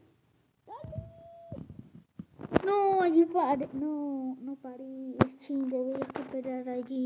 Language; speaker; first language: Spanish; early bilingual, other home language; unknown